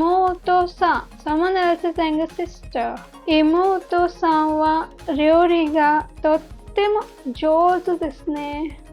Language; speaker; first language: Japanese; non-native, learner; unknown